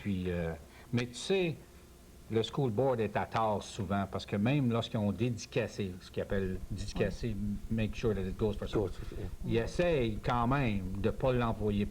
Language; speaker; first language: French; native; French